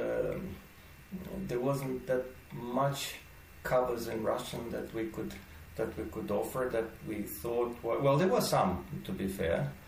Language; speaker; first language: English; non-native, fluent; Russian